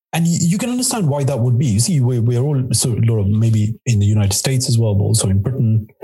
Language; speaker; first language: English; non-native, local second language; Gujarati